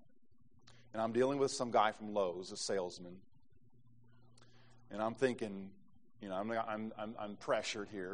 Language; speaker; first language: English; native; English